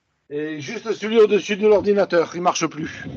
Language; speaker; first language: French; native; French